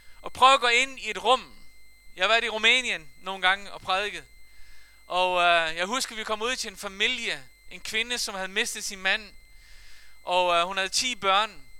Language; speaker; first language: Danish; non-native, fluent; Faroese